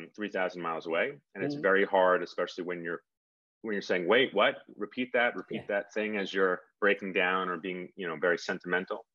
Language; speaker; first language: English; native; English